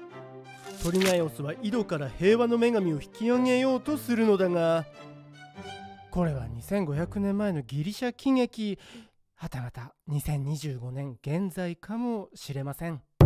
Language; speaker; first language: Japanese; native; Japanese